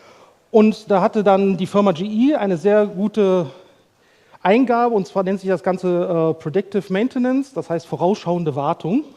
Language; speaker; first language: German; native; German